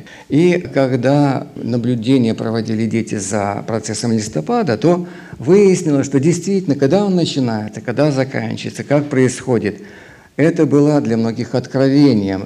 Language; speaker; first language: Russian; native; Russian